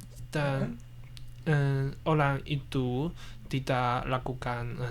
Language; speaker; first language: Indonesian; non-native, learner; Chinese